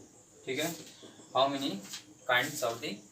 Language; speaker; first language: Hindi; native; Hindi